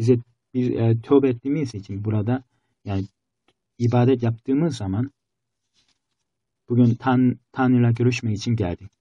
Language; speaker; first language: Turkish; non-native, fluent; Korean